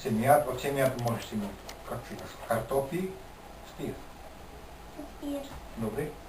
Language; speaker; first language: Bulgarian; non-native, learner; Finnish